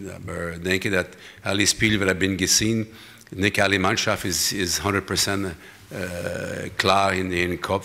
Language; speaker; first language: German; non-native, learner; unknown